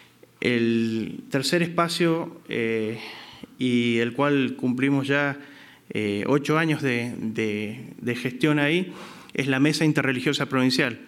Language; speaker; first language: Spanish; native; Spanish